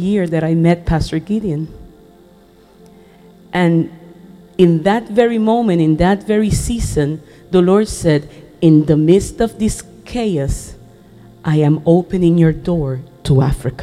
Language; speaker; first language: English; non-native, fluent; Spanish